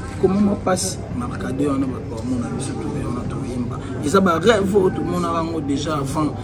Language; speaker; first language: Lingala; native; Lingala